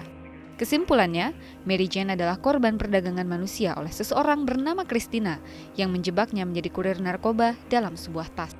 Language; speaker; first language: Indonesian; native; Indonesian